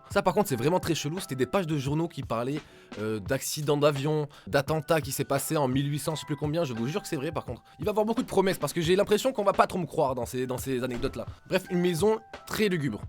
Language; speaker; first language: French; native; French